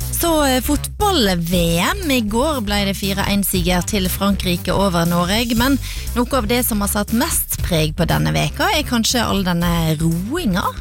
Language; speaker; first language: Norwegian; native; Norwegian